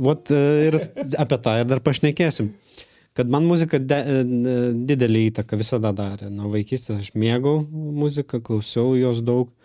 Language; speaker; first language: Lithuanian; non-native, local second language; Russian